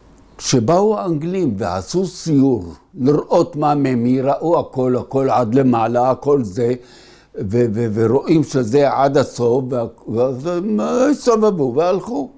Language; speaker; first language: Hebrew; early bilingual, other home language; Arabic